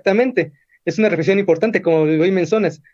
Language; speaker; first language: Spanish; native; Spanish